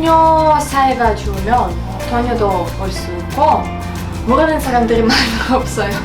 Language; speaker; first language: Korean; non-native, learner; Russian